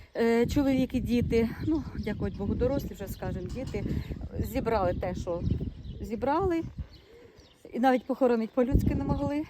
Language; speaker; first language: Ukrainian; native; Ukrainian